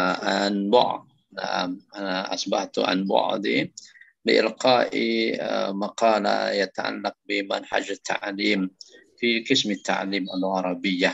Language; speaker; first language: Arabic; non-native, fluent; Indonesian